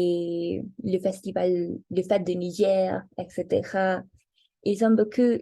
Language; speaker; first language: French; non-native, learner; Spanish